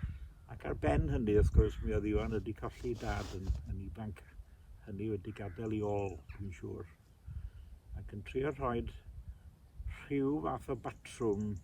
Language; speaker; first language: Welsh; native; Welsh